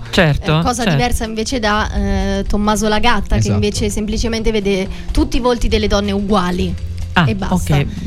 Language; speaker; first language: Italian; native; Italian